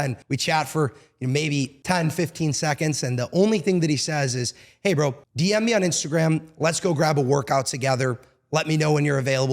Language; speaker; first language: English; native; English